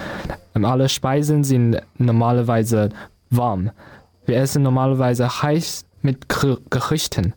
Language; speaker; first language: German; non-native, learner; Chinese